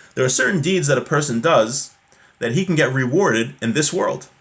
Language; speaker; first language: English; native; English